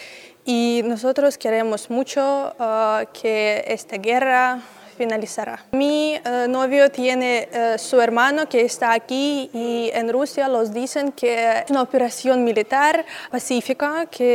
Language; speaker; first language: Spanish; non-native, learner; Russian